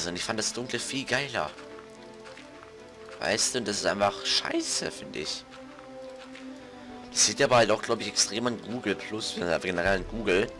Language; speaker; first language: German; native; German